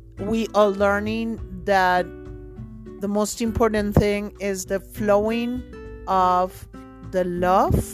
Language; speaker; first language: English; non-native, fluent; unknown